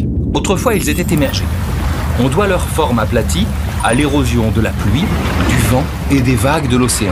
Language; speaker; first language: French; native; French